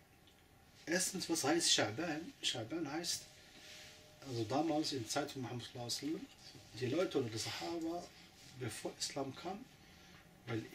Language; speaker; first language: German; non-native, fluent; Arabic